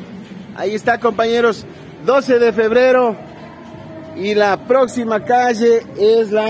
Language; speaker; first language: Spanish; native; Spanish